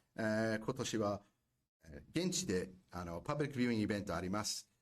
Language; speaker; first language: Japanese; non-native, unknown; English